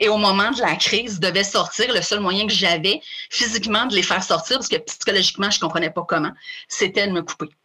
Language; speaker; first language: French; native; French